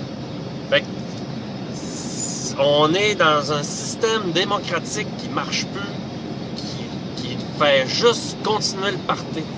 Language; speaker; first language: French; native; French